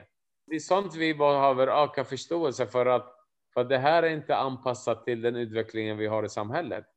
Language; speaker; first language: Swedish; non-native, fluent; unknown